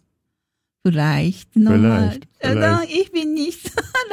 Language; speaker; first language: German; non-native, learner; Japanese